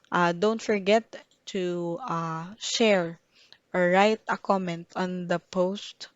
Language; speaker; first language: English; non-native, local second language; Filipino